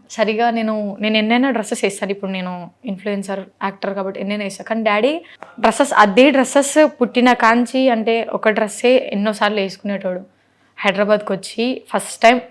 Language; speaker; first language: Telugu; non-native, local second language; Lambadi